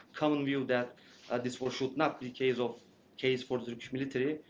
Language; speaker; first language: English; non-native, fluent; Turkish